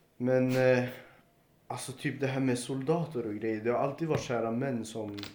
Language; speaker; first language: Swedish; early bilingual, other home language; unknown